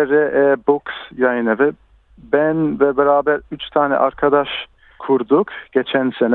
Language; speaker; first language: Turkish; early bilingual, heritage; Turkish